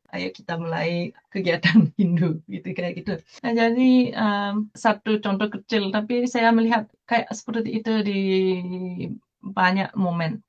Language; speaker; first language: Indonesian; non-native, fluent; Japanese